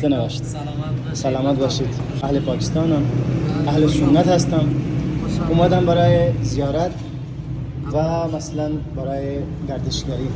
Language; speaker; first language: Persian; non-native, learner; Urdu